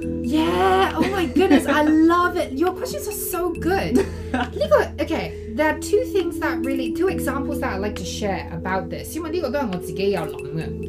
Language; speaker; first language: English; non-native, local second language; Cantonese